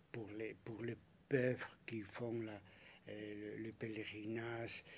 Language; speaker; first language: French; non-native, fluent; Spanish